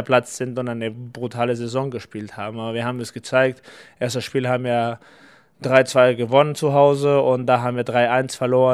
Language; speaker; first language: German; non-native, fluent; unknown